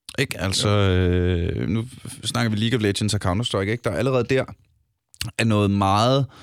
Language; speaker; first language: Danish; native; Danish